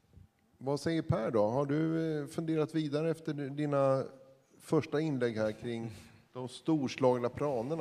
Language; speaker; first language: Swedish; native; Swedish